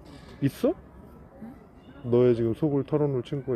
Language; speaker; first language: Korean; native; Korean